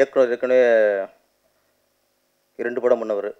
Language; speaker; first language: Tamil; native; Tamil